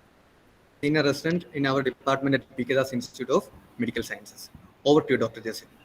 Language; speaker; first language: English; non-native, local second language; Malayalam